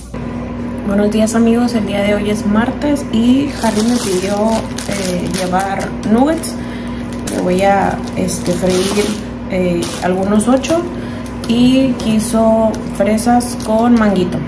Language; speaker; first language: Spanish; native; Spanish